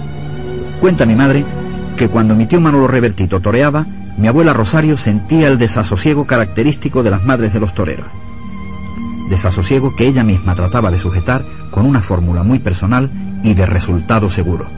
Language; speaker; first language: Spanish; native; Spanish